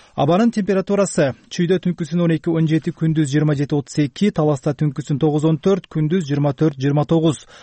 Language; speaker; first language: Kyrgyz; native; Kyrgyz